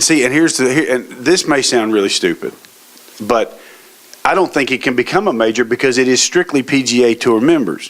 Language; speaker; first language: English; native; English